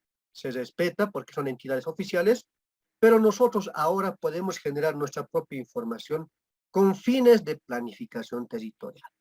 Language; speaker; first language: Spanish; native; Spanish